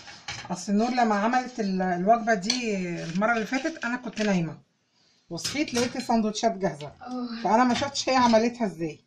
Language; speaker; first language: Arabic; native; Arabic